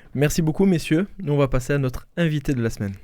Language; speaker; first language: French; native; French